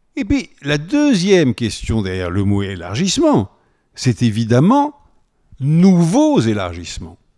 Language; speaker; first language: French; native; French